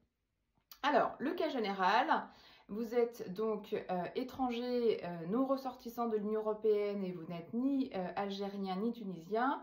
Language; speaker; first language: French; native; French